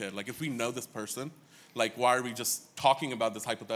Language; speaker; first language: English; early bilingual, other home language; Hindi